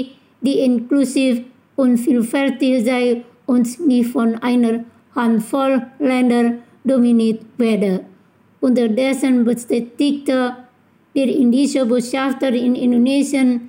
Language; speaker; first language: German; non-native, fluent; Indonesian